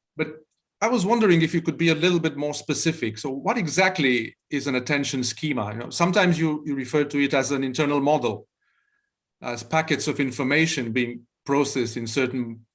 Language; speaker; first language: English; non-native, fluent; Romanian